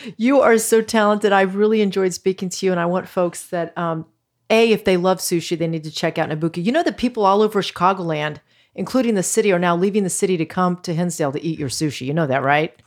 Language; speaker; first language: English; early bilingual, other home language; Greek